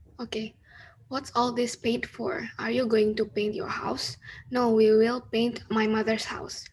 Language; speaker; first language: English; non-native, learner; Indonesian